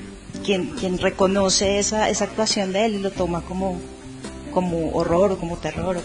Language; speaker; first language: Spanish; native; Spanish